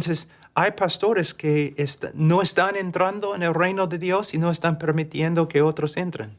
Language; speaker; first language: Spanish; non-native, fluent; English